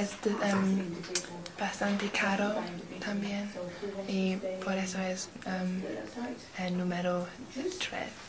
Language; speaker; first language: Spanish; non-native, learner; English